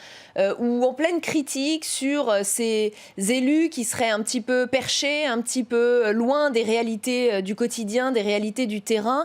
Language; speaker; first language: French; native; French